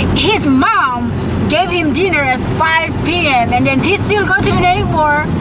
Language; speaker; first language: English; non-native, fluent; Indonesian